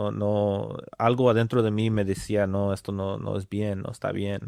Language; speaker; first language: Spanish; early bilingual, other home language; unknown